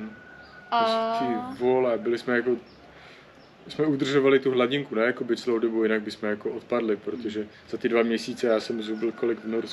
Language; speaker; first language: Czech; native; Czech